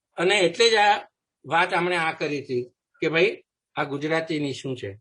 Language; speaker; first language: Gujarati; native; Gujarati